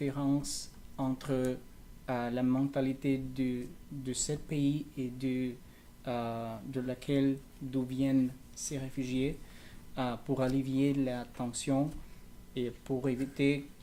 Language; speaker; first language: French; non-native, learner; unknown